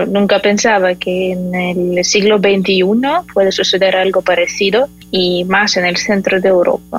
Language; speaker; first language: Spanish; non-native, fluent; Ukrainian